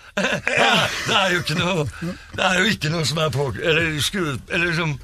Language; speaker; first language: Norwegian; native; Norwegian